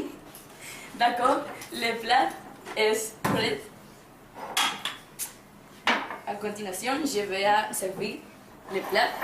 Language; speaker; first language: French; non-native, learner; Spanish